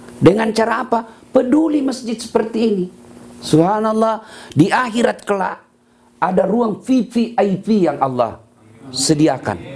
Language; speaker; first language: Malay; non-native, local second language; Buginese